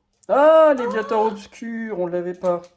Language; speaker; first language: French; native; French